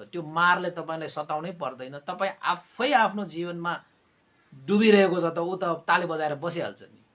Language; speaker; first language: Nepali; non-native, local second language; Newari